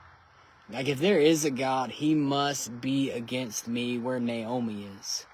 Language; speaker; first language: English; native; English